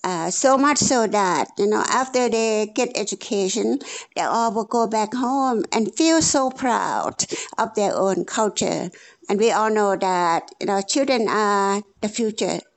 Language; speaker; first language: English; non-native, fluent; Thai